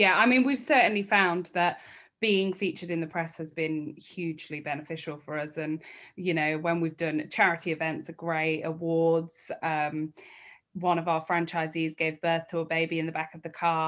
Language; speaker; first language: English; native; English